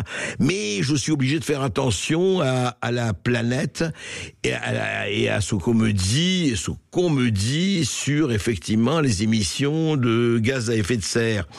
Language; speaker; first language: French; native; French